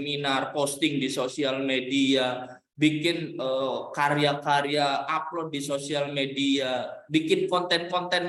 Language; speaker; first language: Indonesian; native; Indonesian